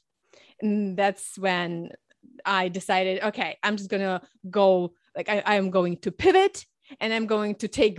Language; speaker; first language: English; early bilingual, other home language; Russian